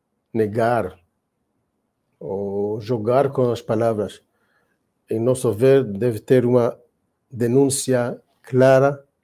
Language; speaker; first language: Portuguese; non-native, fluent; Hebrew